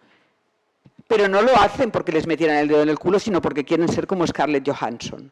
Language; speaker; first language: Spanish; native; Spanish